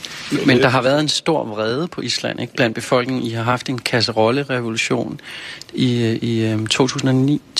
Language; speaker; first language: Danish; native; Danish